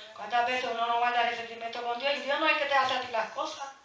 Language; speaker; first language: Spanish; early bilingual, heritage; Spanish